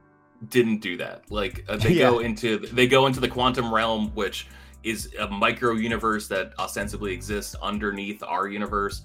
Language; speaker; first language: English; native; English